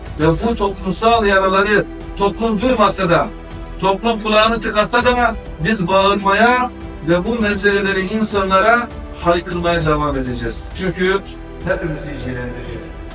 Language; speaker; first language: Turkish; native; Turkish